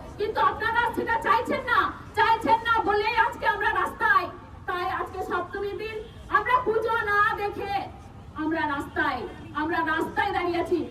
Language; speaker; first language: Bangla; non-native, local second language; Santali